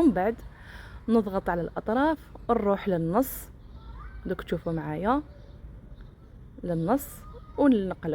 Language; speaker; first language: Arabic; native; Arabic